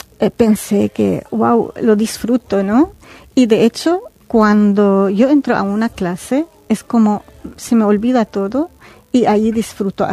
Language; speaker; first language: Spanish; non-native, fluent; Arabic